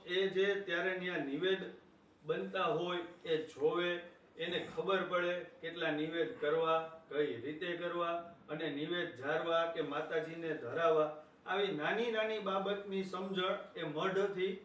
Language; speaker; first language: Gujarati; native; Gujarati